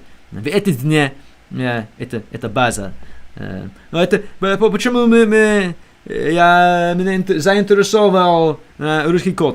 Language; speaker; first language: Russian; non-native, learner; English